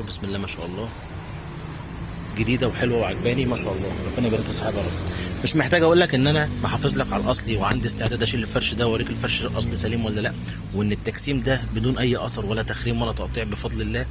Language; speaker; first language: Arabic; native; Arabic